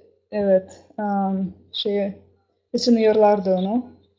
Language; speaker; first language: Turkish; non-native, learner; Russian